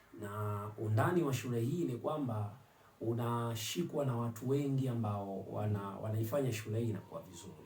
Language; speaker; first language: Swahili; native; Swahili